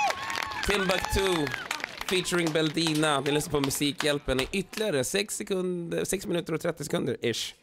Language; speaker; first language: Swedish; native; Swedish